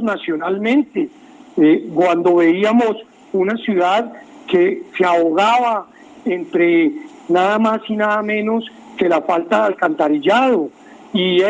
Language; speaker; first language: Spanish; native; Spanish